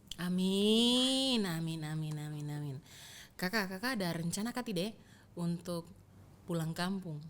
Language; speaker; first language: Indonesian; native; Indonesian